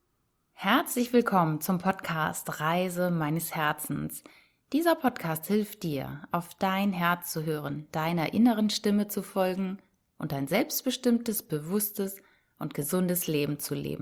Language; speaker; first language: German; native; German